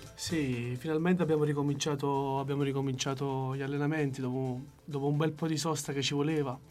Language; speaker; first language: Italian; early bilingual, other home language; Ukrainian